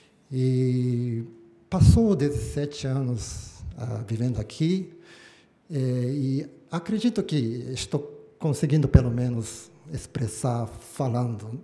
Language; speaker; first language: Portuguese; non-native, fluent; Japanese